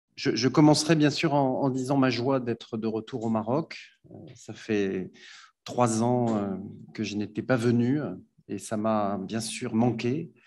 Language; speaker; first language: French; native; French